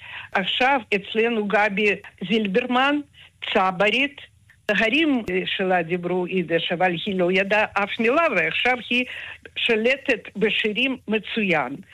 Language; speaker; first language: Hebrew; non-native, fluent; Russian